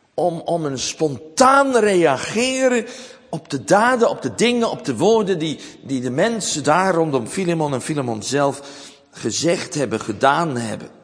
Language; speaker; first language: Dutch; native; Dutch